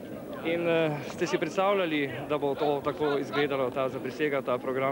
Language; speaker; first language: Slovenian; native; Slovenian